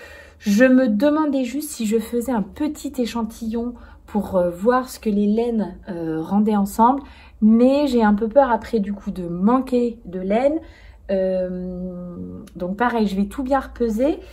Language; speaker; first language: French; native; French